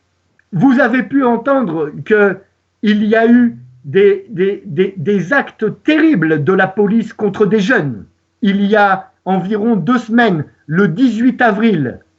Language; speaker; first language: French; native; French